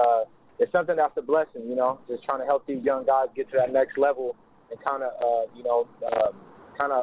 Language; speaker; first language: English; early bilingual, other home language; Lingala